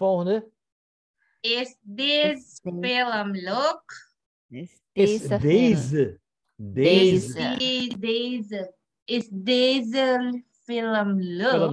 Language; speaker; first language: Dutch; non-native, learner; Indonesian